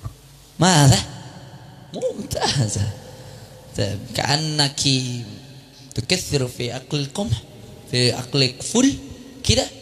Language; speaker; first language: Arabic; non-native, fluent; Indonesian